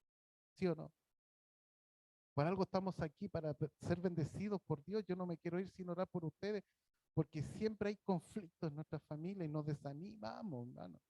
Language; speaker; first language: Spanish; native; Spanish